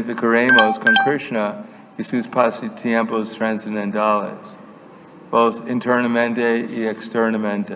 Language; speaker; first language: Spanish; non-native, fluent; English